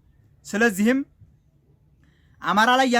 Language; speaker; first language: Amharic; native; Amharic